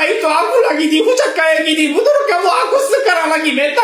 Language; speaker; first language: Indonesian; non-native, learner; Korean